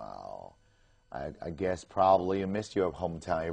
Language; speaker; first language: English; non-native, fluent; Chinese